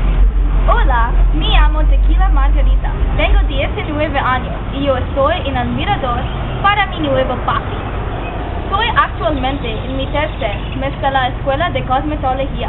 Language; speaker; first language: Spanish; non-native, learner; English